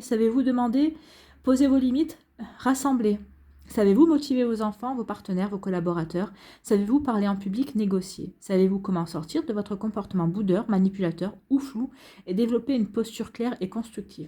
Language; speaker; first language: French; native; French